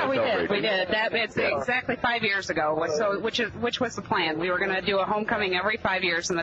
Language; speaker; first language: English; native; English